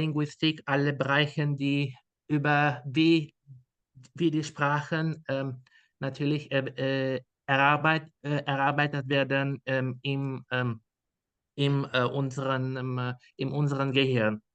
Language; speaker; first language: German; non-native, learner; Dutch